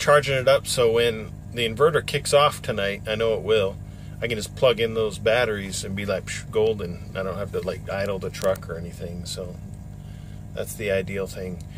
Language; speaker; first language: English; native; English